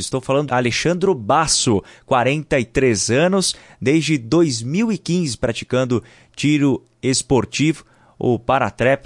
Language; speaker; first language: Portuguese; native; Portuguese